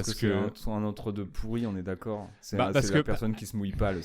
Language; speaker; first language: French; native; French